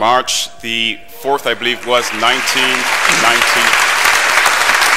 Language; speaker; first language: English; native; English